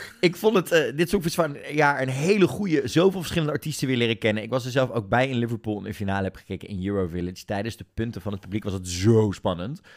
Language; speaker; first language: Dutch; native; Dutch